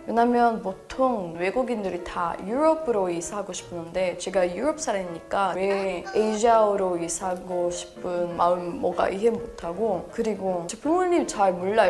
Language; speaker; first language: Korean; non-native, learner; English